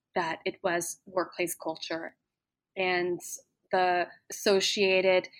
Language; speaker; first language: English; native; English